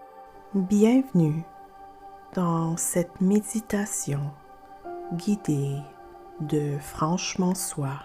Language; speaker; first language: French; native; French